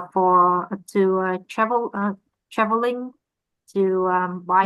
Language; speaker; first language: English; non-native, learner; Vietnamese